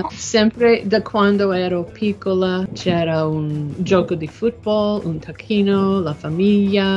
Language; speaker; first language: Italian; non-native, learner; English